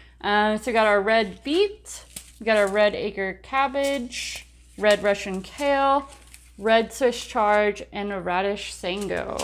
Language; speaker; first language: English; native; English